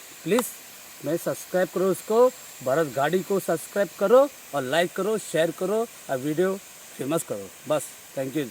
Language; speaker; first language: Hindi; non-native, local second language; Konkani